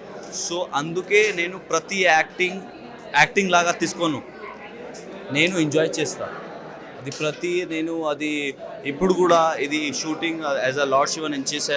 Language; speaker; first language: Telugu; non-native, learner; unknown